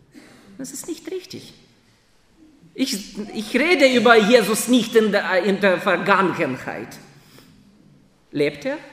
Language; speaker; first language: German; non-native, fluent; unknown